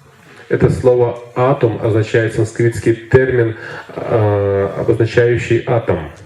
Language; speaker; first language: Russian; native; Russian